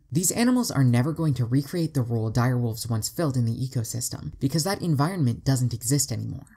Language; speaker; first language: English; native; English